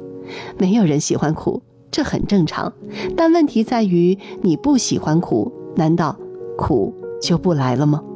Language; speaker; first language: Chinese; native; Chinese